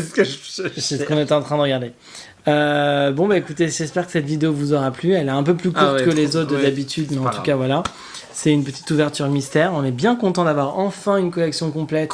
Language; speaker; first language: French; native; French